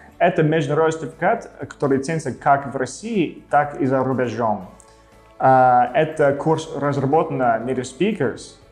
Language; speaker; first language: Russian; non-native, fluent; English